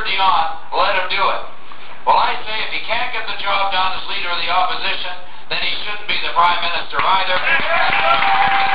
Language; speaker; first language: English; native; English